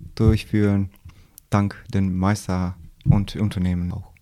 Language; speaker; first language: German; non-native, learner; Albanian